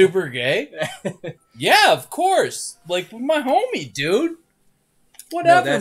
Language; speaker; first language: English; native; English